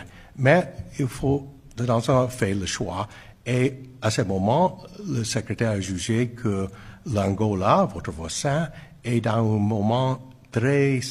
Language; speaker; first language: French; non-native, fluent; English